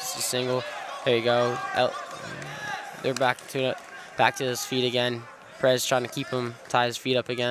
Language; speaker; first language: English; native; English